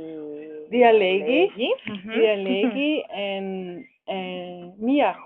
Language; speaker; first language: Greek; non-native, learner; German